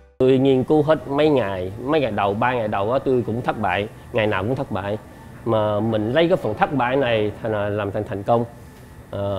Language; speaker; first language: Vietnamese; non-native, local second language; Chinese